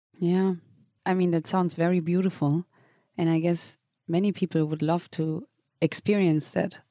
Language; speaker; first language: English; non-native, fluent; German